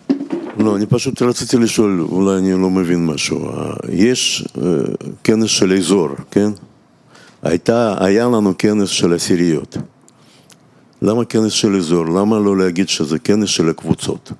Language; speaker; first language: Hebrew; non-native, fluent; Russian